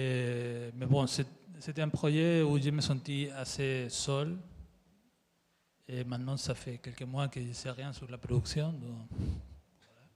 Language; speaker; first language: French; non-native, fluent; Spanish